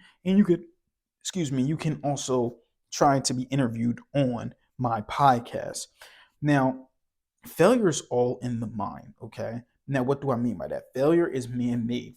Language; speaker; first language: English; native; English